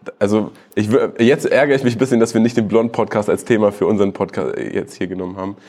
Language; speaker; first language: German; native; German